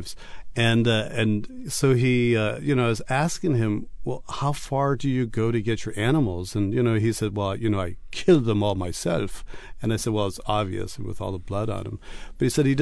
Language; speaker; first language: English; native; English